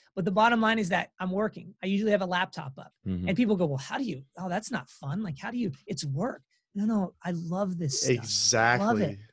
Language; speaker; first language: English; native; English